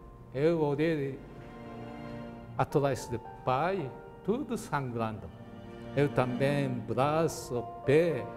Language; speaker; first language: Portuguese; non-native, learner; Japanese